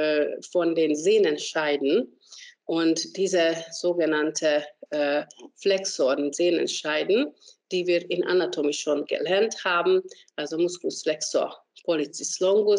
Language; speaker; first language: German; non-native, fluent; Hungarian